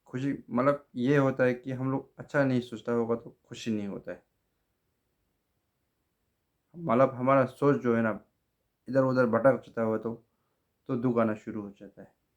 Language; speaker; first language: Hindi; non-native, local second language; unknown